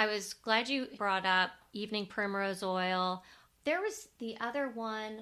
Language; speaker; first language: English; native; English